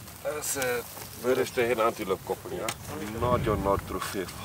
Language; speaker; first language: Hungarian; non-native, learner; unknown